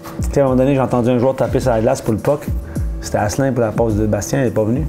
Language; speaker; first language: French; native; French